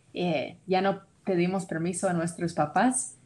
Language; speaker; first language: Spanish; non-native, fluent; English